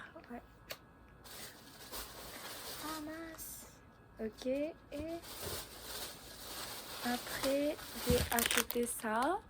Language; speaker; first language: French; non-native, learner; Japanese